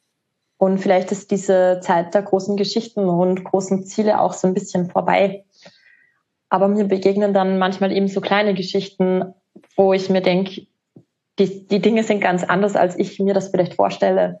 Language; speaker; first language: German; native; German